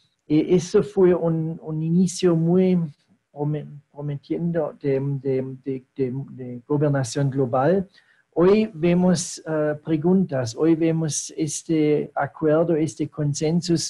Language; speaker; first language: Spanish; non-native, fluent; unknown